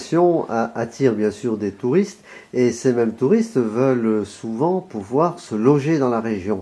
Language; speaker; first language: French; native; French